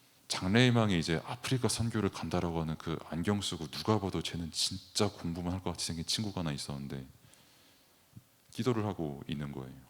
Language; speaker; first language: Korean; native; Korean